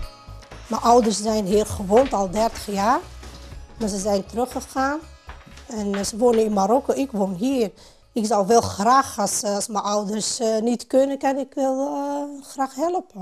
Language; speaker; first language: Dutch; non-native, fluent; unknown